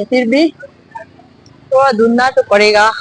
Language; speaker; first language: Hindi; non-native, local second language; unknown